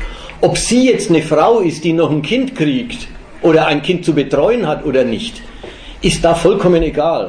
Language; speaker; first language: German; native; German